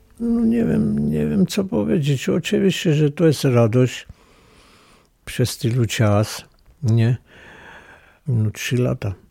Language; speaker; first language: Polish; non-native, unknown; Armenian